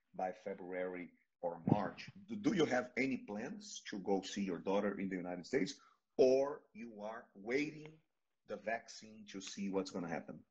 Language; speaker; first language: English; non-native, fluent; Portuguese